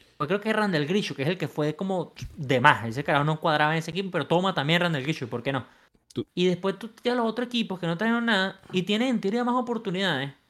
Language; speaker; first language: Spanish; native; Spanish